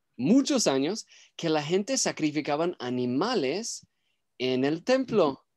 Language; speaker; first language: Spanish; native; Spanish